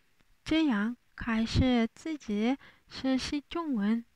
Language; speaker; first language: Chinese; non-native, learner; Spanish